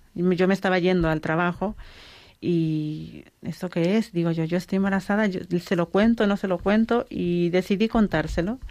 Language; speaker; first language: Spanish; native; Spanish